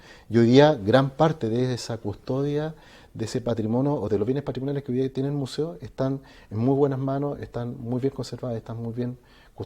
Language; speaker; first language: Spanish; native; Spanish